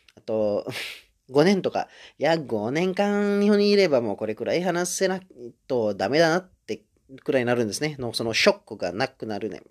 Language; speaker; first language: Japanese; non-native, fluent; Indonesian